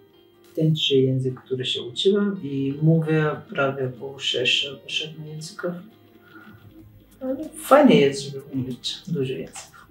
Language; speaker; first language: Polish; non-native, learner; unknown